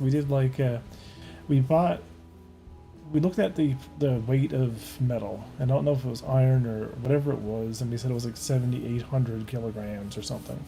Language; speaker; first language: English; native; English